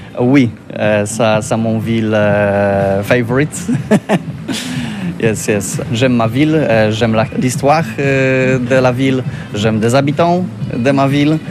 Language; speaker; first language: French; non-native, learner; Polish